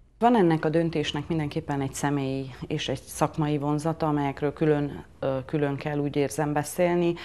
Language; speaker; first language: Hungarian; native; Hungarian